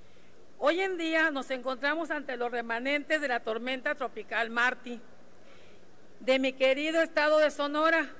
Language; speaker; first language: Spanish; native; Spanish